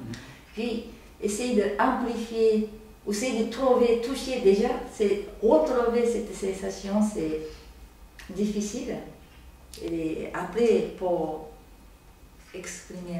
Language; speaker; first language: French; non-native, learner; Japanese